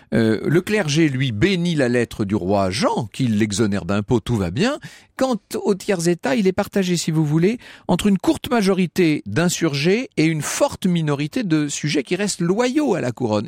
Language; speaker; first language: French; native; French